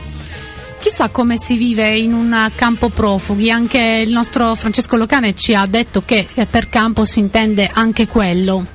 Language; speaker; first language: Italian; native; Italian